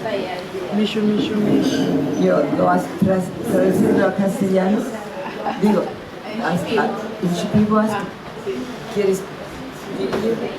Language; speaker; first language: Spanish; non-native, fluent; English